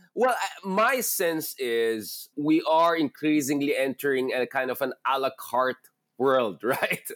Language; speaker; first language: English; non-native, local second language; Filipino